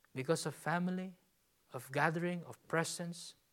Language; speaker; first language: English; non-native, local second language; Filipino